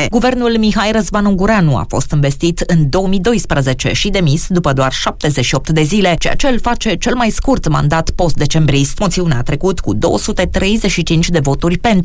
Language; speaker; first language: Romanian; native; Romanian